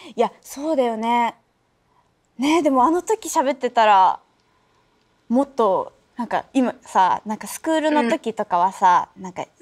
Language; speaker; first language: Japanese; native; Japanese